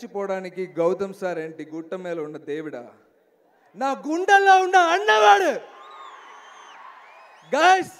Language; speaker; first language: Telugu; non-native, learner; Malayalam